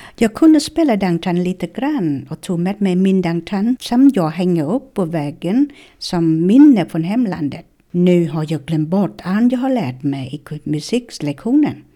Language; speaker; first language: Swedish; non-native, fluent; Vietnamese